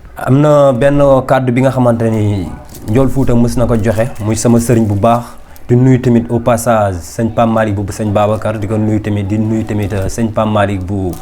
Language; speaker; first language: Wolof; native; Wolof